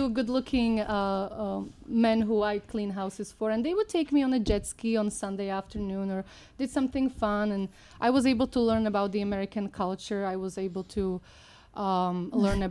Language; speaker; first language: English; non-native, fluent; Slovak